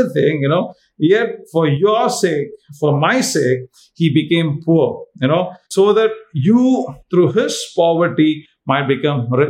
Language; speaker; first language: English; non-native, local second language; Tamil